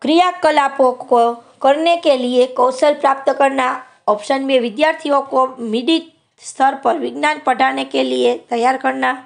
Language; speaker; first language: Hindi; non-native, local second language; Gujarati